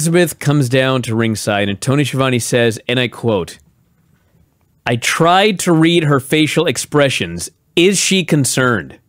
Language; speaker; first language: English; native; English